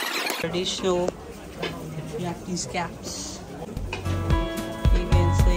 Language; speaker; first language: English; non-native, local second language; Urdu